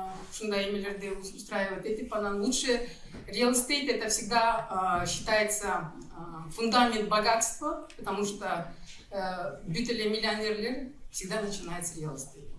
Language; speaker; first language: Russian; non-native, local second language; Kyrgyz